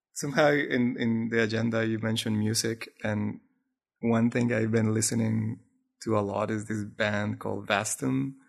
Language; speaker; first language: English; non-native, fluent; Spanish